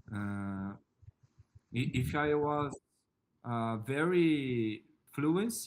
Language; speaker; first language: English; non-native, learner; Portuguese